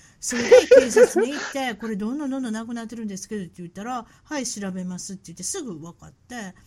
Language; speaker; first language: Japanese; native; Japanese